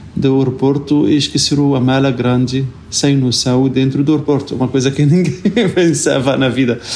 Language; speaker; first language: Portuguese; non-native, fluent; Arabic